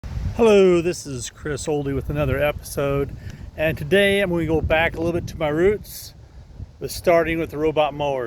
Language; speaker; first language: English; native; English